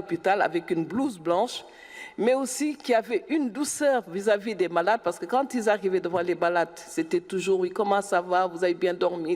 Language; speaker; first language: French; non-native, local second language; Wolof